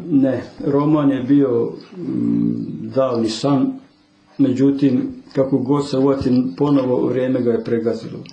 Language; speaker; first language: Croatian; native; Croatian